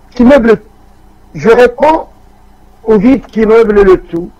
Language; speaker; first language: French; non-native, local second language; Arabic